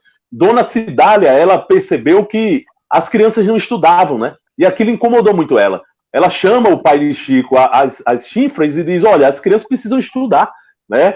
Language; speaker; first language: Portuguese; native; Portuguese